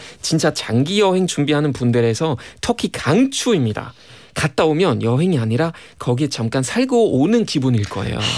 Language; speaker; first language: Korean; non-native, fluent; German